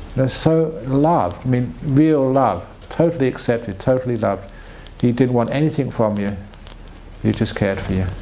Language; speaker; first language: English; native; English